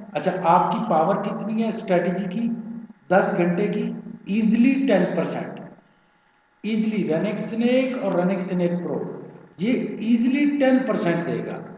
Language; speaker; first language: Urdu; non-native, local second language; Punjabi